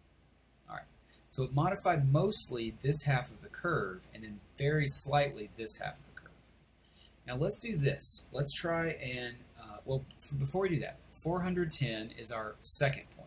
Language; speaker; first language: English; native; English